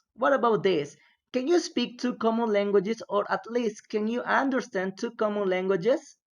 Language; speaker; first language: English; non-native, fluent; Spanish